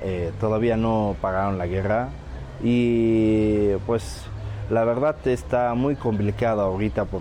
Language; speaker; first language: Spanish; non-native, fluent; Arabic